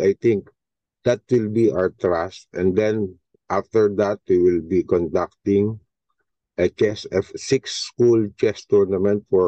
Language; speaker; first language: English; non-native, local second language; Filipino